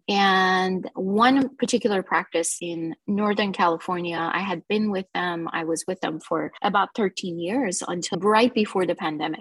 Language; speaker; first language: English; non-native, fluent; Persian